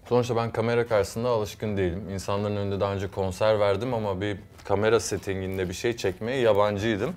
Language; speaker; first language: Turkish; early bilingual, heritage; English